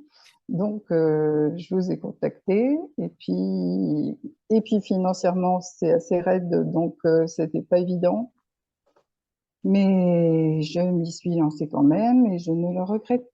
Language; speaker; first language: French; native; French